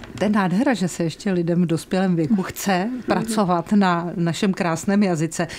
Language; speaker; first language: Czech; native; Czech